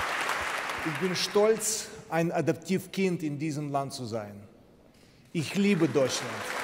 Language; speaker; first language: German; non-native, fluent; Ukrainian